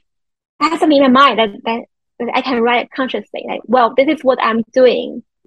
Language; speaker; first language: English; non-native, fluent; Chinese